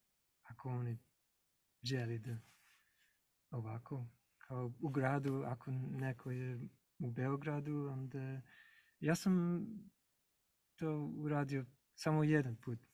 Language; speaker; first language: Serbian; non-native, learner; English